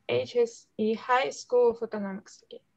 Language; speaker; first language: English; non-native, learner; Russian